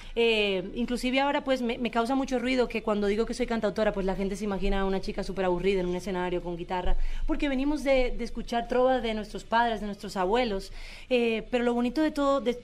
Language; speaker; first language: Spanish; native; Spanish